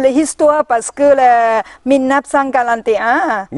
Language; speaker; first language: French; non-native, learner; Thai